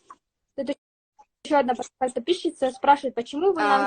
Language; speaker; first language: Russian; native; Russian